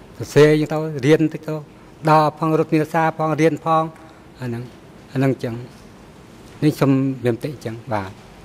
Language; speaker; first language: Khmer; non-native, local second language; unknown